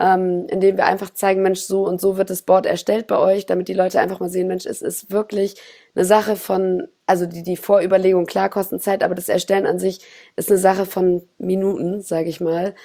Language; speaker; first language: German; native; German